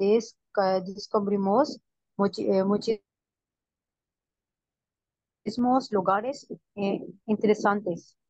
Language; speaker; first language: Spanish; non-native, learner; Urdu